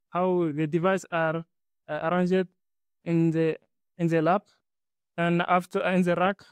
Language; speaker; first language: English; non-native, learner; Arabic